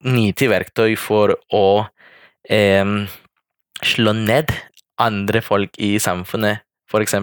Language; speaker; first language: Norwegian; non-native, fluent; Spanish